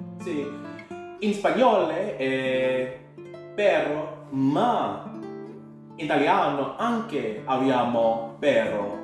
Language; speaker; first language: Italian; non-native, learner; English